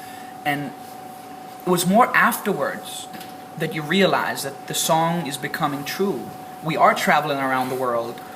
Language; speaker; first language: English; non-native, fluent; Danish